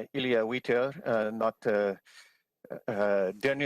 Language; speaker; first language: French; non-native, fluent; English